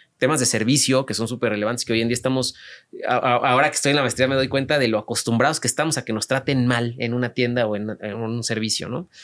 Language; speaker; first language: Spanish; native; Spanish